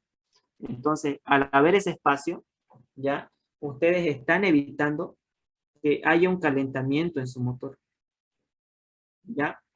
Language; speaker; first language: Spanish; native; Spanish